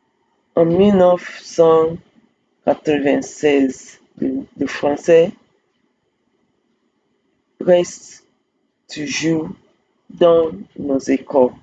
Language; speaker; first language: French; non-native, fluent; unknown